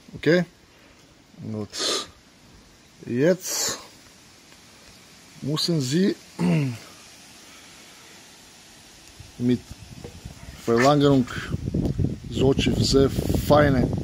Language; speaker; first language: German; non-native, learner; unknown